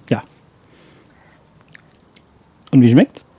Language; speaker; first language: German; native; German